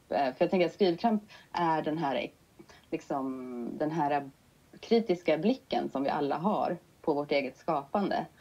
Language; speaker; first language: Swedish; native; Swedish